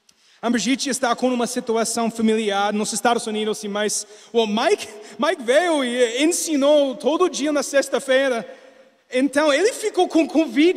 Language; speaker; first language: Portuguese; non-native, learner; English